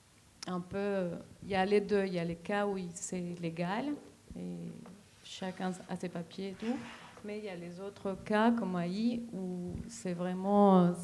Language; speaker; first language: French; non-native, fluent; Spanish